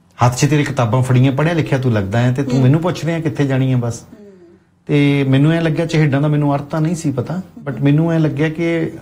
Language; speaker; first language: Punjabi; non-native, local second language; Hindi